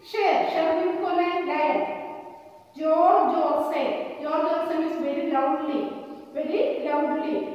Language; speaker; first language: Hindi; non-native, local second language; Malayalam